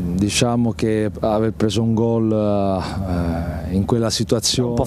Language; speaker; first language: Italian; native; Italian